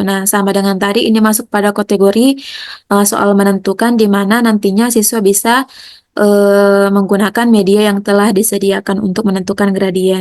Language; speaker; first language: Indonesian; native; Indonesian